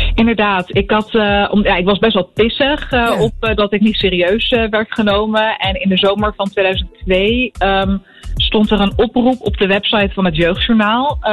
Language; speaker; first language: Dutch; early bilingual, other home language; Arabic